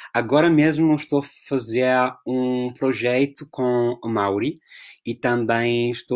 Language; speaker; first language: Portuguese; non-native, fluent; English